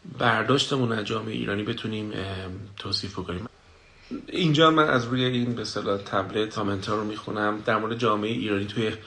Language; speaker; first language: Persian; native; Persian